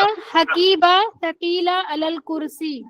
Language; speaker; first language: Arabic; non-native, learner; Urdu